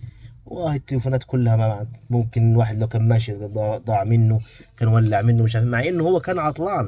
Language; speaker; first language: Arabic; native; Arabic